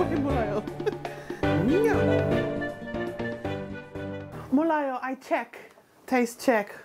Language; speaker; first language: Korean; non-native, learner; English